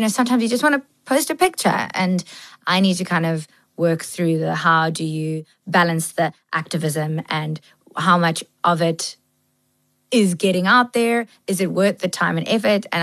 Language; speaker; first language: English; native; English